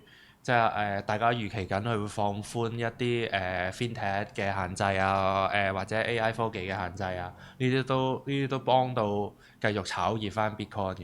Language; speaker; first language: Cantonese; native; Cantonese